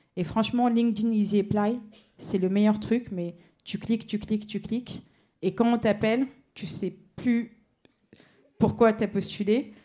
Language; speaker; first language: French; native; French